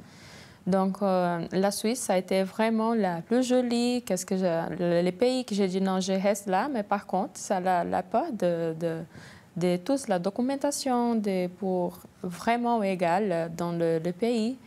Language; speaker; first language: French; non-native, learner; Portuguese